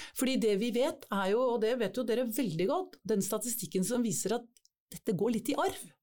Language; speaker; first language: Norwegian; native; Norwegian